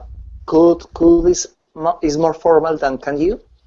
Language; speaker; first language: English; non-native, learner; Spanish